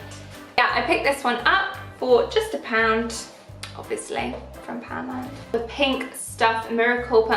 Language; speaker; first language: English; native; English